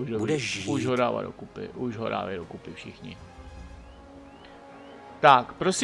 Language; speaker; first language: Czech; native; Czech